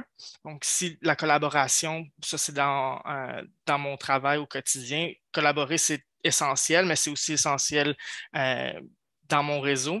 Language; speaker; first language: French; native; French